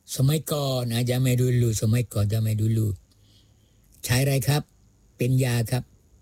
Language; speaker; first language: Thai; non-native, local second language; Pattani Malay